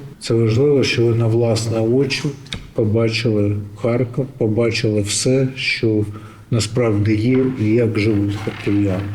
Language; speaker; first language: Ukrainian; native; Ukrainian